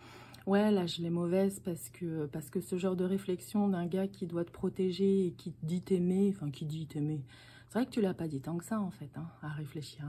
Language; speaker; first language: French; native; French